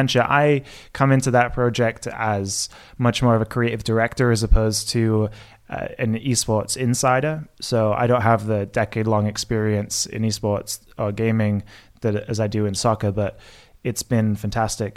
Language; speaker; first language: English; native; English